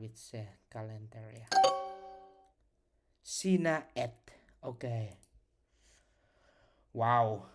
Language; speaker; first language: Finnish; non-native, learner; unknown